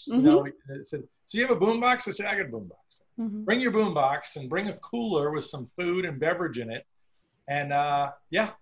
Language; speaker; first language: English; native; English